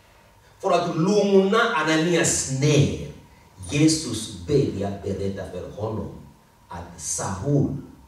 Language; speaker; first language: Swedish; non-native, fluent; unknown